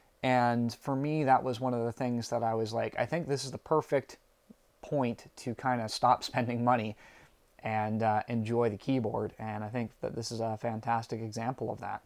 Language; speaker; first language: English; native; English